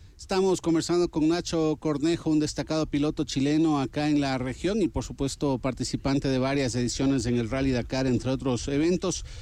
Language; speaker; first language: Spanish; native; Spanish